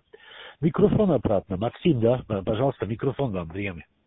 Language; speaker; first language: Russian; non-native, learner; German